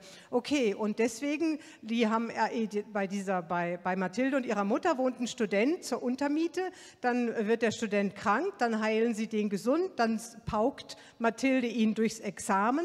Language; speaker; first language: German; native; German